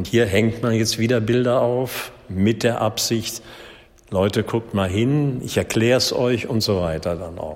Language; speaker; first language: German; native; German